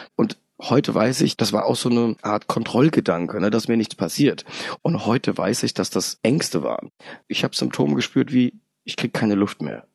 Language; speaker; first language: German; early bilingual, other home language; Polish